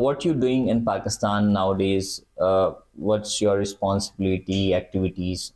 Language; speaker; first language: English; non-native, local second language; Urdu